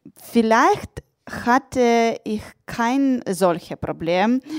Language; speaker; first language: German; non-native, learner; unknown